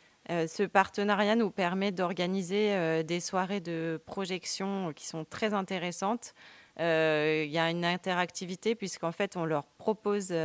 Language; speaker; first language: French; native; French